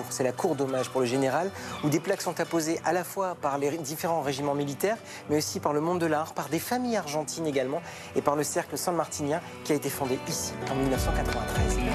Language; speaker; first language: French; native; French